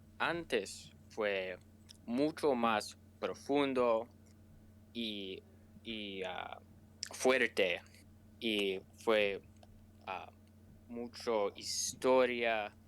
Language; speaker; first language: Spanish; non-native, learner; English